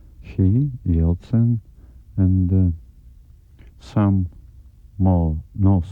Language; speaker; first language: English; non-native, learner; Russian